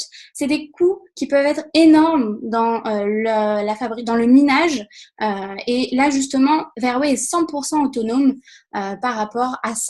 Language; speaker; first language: French; native; French